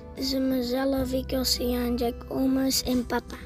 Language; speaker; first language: Dutch; early bilingual, heritage; Spanish